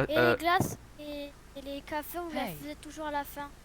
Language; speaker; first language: French; native; French